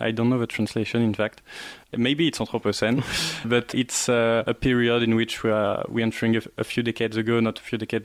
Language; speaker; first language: English; non-native, learner; French